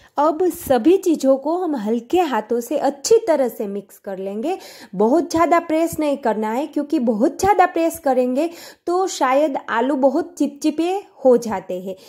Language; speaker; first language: Hindi; non-native, local second language; Gujarati